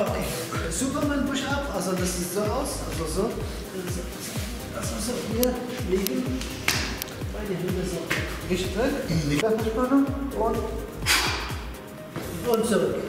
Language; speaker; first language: German; non-native, learner; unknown